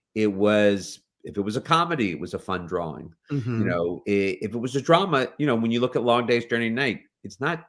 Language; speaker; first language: English; native; English